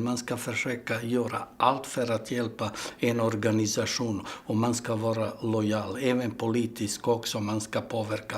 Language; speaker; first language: Swedish; non-native, fluent; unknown